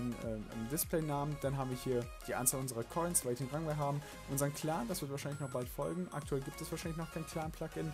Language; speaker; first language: German; native; German